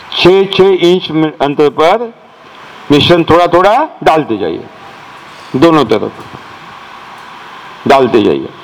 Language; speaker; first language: Hindi; non-native, local second language; Marathi